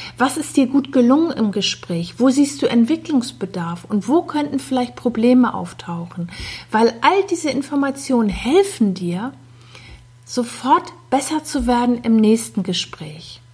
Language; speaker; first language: German; native; German